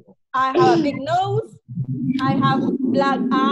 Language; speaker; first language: English; non-native, learner; Spanish